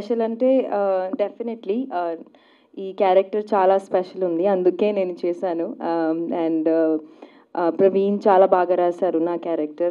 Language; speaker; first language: Telugu; non-native, learner; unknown